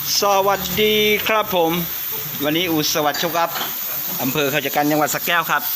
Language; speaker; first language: Thai; native; Thai